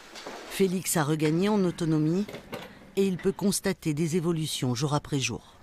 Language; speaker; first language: French; native; French